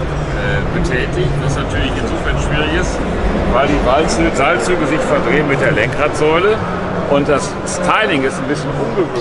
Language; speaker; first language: German; native; German